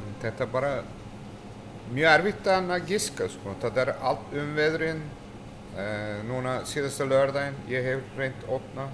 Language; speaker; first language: Icelandic; non-native, fluent; Turkish